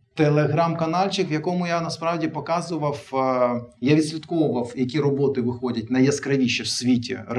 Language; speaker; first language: Ukrainian; non-native, local second language; Russian